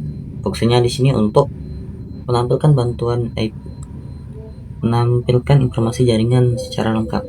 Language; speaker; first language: Indonesian; native; Indonesian